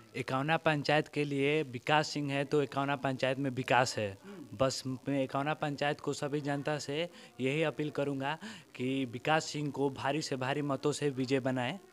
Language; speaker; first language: Hindi; native; Hindi